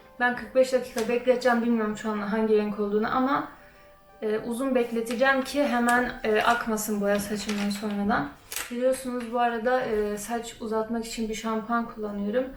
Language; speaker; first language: Turkish; early bilingual, other home language; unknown